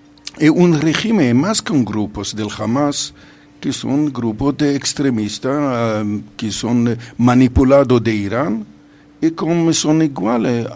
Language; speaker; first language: Spanish; non-native, fluent; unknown